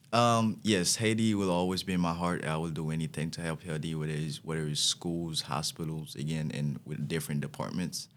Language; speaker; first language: English; non-native, fluent; Haitian Creole